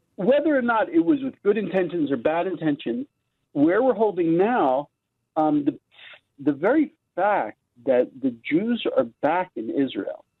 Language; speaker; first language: English; native; English